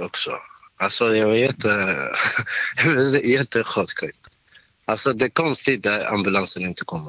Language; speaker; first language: Swedish; non-native, learner; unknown